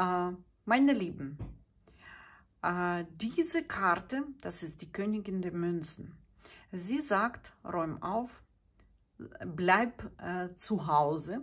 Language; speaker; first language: German; non-native, fluent; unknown